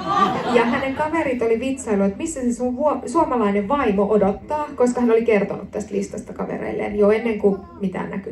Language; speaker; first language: Finnish; native; Finnish